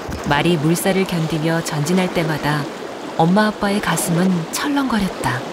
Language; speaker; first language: Korean; native; Korean